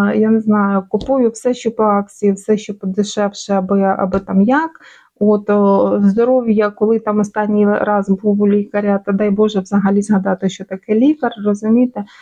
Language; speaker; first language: Ukrainian; non-native, local second language; Russian